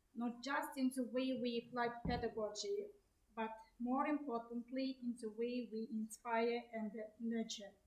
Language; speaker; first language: English; non-native, fluent; Kazakh